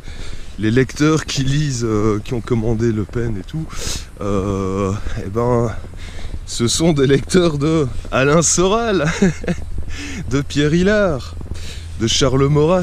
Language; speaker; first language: French; native; French